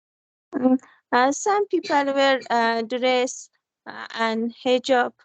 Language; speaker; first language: English; non-native, learner; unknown